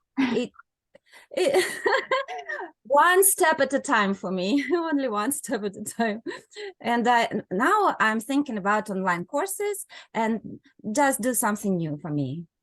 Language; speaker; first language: English; non-native, learner; Russian